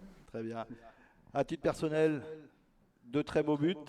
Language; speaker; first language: French; native; French